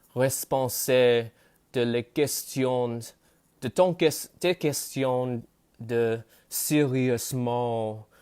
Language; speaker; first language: French; non-native, learner; English